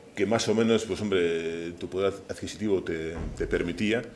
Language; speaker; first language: Spanish; native; Spanish